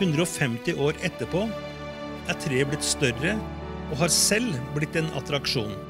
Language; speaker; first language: Norwegian; native; Norwegian